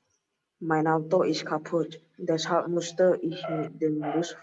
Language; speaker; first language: German; non-native, learner; Indonesian